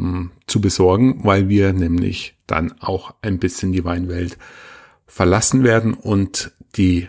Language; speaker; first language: German; native; German